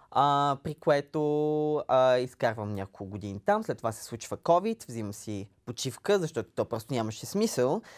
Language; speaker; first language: Bulgarian; native; Bulgarian